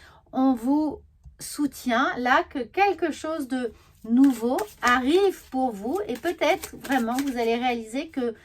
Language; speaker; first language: French; native; French